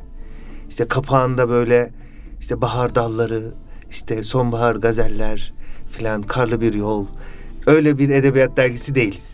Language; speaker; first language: Turkish; native; Turkish